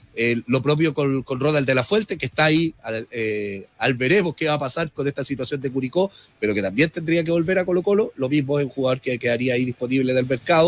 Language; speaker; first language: Spanish; native; Spanish